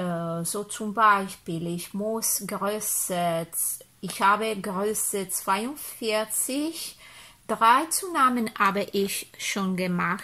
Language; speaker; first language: German; non-native, fluent; Italian